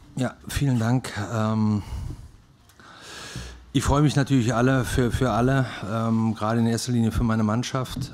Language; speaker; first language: German; native; German